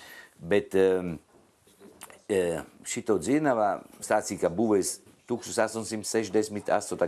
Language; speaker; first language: Latvian; non-native, learner; Italian